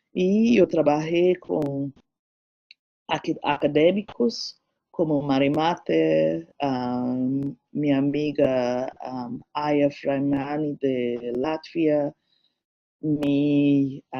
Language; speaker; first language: Spanish; non-native, learner; English